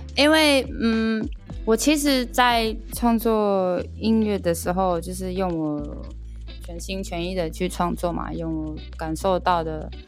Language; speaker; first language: Chinese; non-native, local second language; Amis